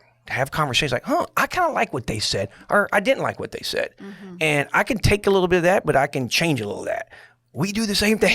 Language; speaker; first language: English; native; English